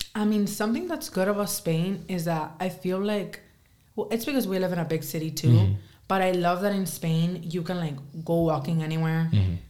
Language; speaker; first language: English; early bilingual, other home language; Spanish